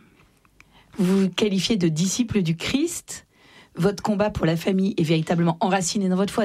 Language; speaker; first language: French; native; French